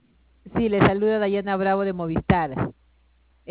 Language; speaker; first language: Spanish; native; Spanish